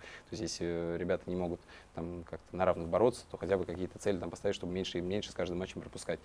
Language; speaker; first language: Russian; native; Russian